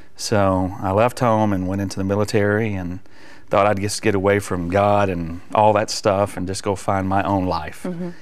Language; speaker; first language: English; native; English